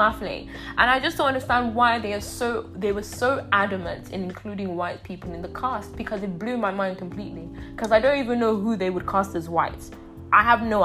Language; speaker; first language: English; non-native, local second language; Yoruba